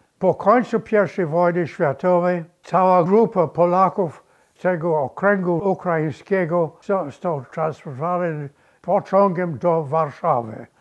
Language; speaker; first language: Polish; early bilingual, other home language; English